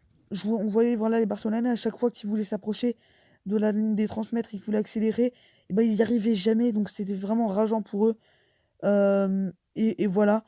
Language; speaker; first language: French; native; French